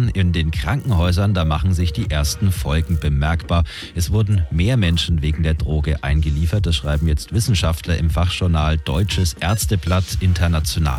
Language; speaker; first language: German; native; German